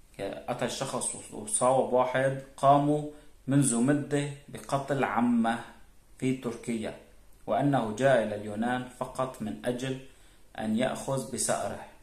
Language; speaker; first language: Arabic; native; Arabic